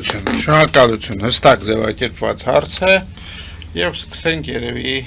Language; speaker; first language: Armenian; native; Armenian